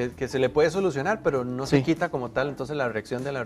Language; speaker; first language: Spanish; native; Spanish